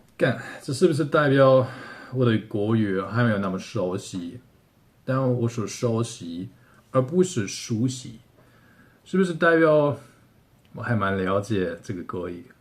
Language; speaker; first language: Chinese; non-native, fluent; German